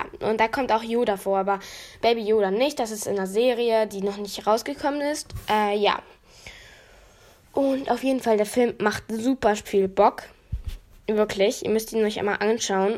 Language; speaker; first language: German; native; German